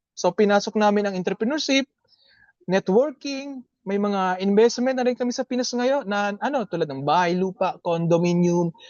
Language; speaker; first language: Filipino; native; Filipino